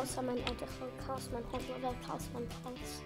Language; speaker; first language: Welsh; non-native, local second language; English